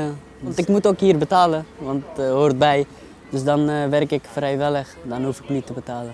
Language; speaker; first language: Dutch; non-native, learner; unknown